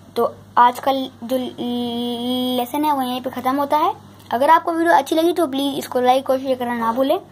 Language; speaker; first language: Hindi; native; Hindi